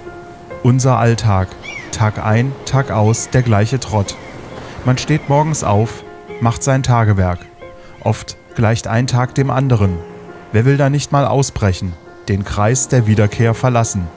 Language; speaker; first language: German; native; German